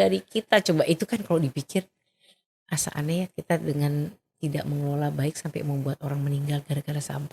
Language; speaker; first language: Indonesian; native; Indonesian